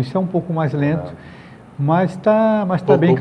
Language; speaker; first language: Portuguese; native; Portuguese